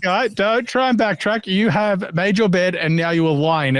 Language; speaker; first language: English; native; English